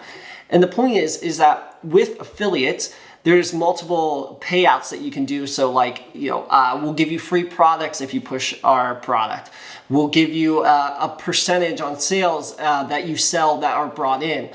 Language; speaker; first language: English; native; English